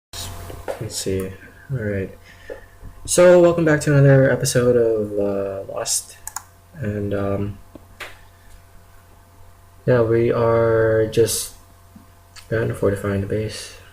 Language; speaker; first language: English; native; English